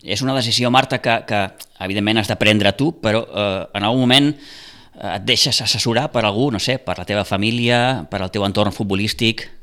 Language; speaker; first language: Catalan; native; Catalan